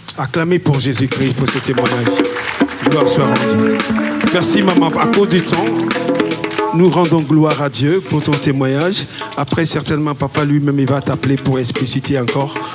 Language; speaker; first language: French; non-native, local second language; Lingala